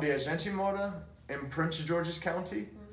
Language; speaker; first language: Portuguese; non-native, fluent; English